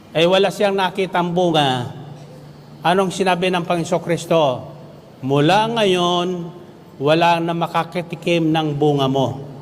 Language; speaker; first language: Filipino; native; Filipino